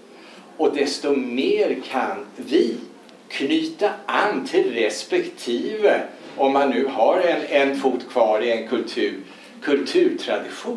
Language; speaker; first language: Swedish; native; Swedish